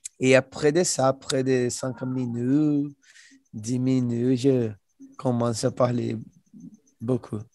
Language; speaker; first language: French; non-native, learner; Portuguese